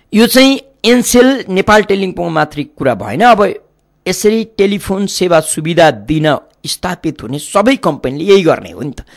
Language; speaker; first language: Nepali; native; Nepali